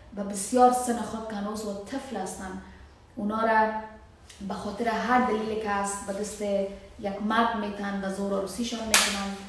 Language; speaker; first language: Persian; native; Persian